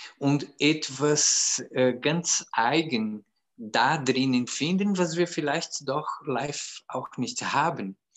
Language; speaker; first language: German; non-native, fluent; Portuguese